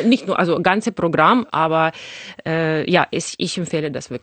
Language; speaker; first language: German; non-native, fluent; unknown